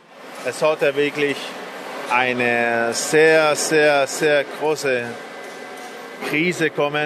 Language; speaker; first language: German; non-native, fluent; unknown